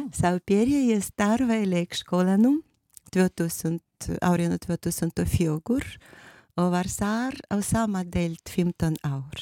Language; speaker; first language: Icelandic; non-native, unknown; Ukrainian